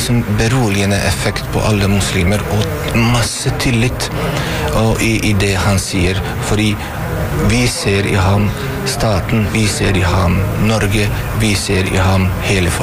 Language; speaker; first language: Norwegian; non-native, fluent; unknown